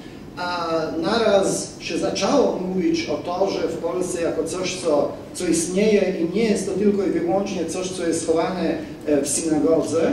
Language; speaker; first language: Polish; non-native, fluent; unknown